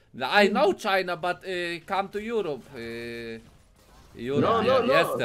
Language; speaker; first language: English; non-native, learner; Polish